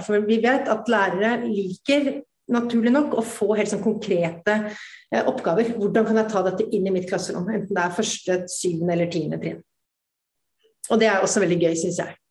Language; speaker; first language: Norwegian; native; Norwegian